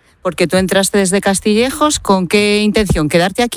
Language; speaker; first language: Spanish; native; Spanish